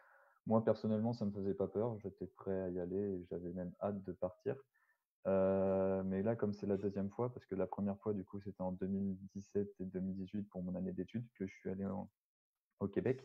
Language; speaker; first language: French; native; French